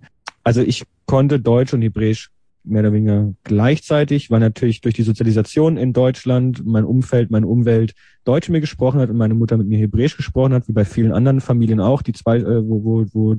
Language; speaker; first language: German; early bilingual, other home language; Hebrew